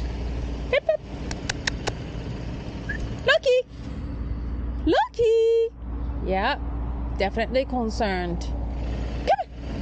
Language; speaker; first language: English; non-native, fluent; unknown